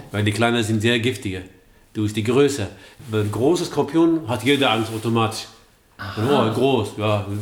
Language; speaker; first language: German; early bilingual, other home language; Arabic